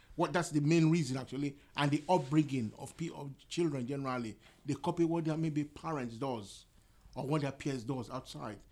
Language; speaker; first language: English; non-native, local second language; Yoruba